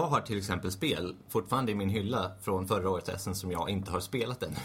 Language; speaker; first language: Swedish; native; Swedish